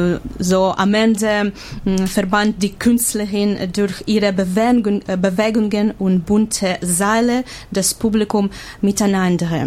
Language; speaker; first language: German; non-native, learner; Ukrainian